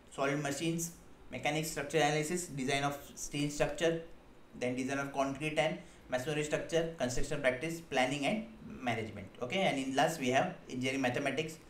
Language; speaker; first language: English; non-native, local second language; Hindi